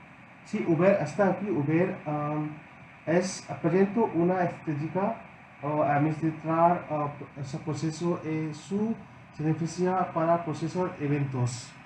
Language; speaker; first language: Spanish; non-native, learner; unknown